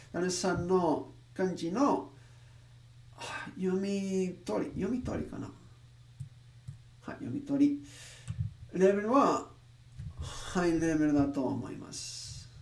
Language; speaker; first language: Japanese; non-native, learner; English